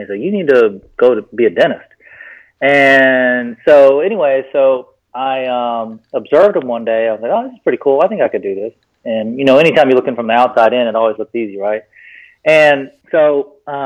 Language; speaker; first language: English; native; English